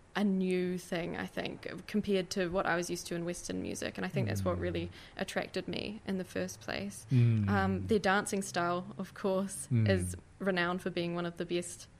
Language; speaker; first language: English; native; English